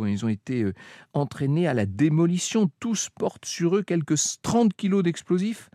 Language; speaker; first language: French; native; French